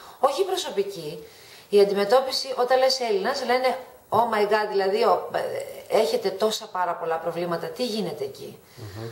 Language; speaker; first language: Greek; native; Greek